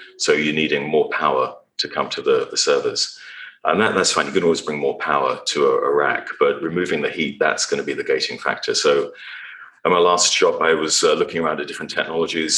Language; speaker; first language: English; native; English